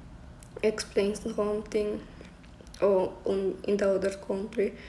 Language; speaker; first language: English; non-native, learner; Spanish